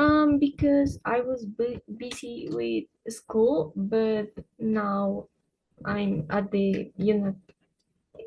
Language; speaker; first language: English; non-native, fluent; Spanish